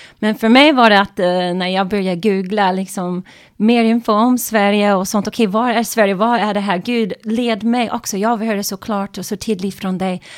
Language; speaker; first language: Swedish; non-native, fluent; English